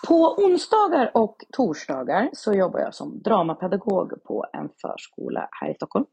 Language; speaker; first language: Swedish; native; Swedish